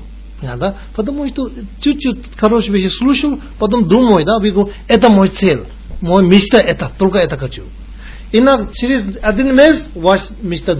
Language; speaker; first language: Russian; non-native, learner; Tibetan